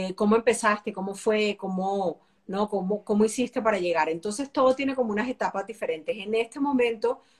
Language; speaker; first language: Spanish; native; Spanish